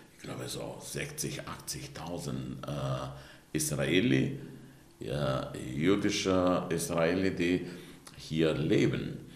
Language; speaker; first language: German; non-native, fluent; Romanian